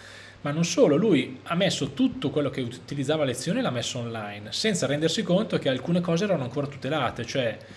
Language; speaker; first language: Italian; native; Italian